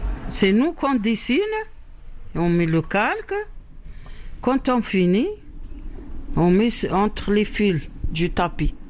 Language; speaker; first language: French; non-native, learner; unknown